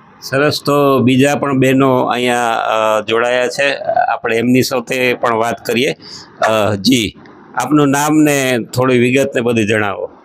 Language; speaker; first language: Gujarati; native; Gujarati